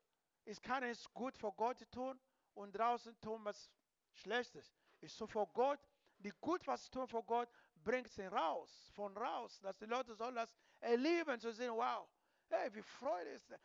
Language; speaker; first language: German; non-native, learner; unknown